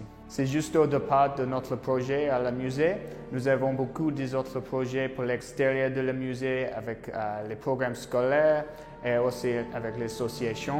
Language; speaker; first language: French; non-native, learner; English